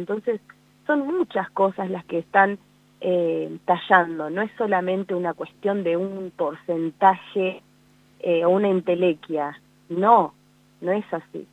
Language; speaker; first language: Spanish; native; Spanish